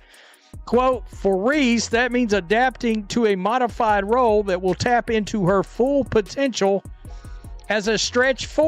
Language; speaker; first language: English; native; English